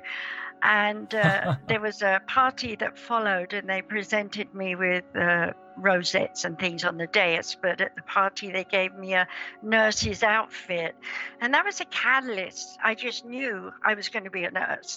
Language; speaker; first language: English; native; English